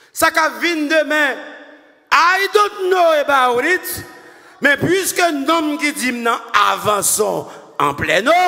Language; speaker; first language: French; non-native, local second language; Haitian Creole